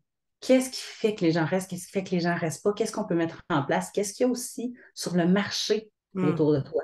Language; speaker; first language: French; native; French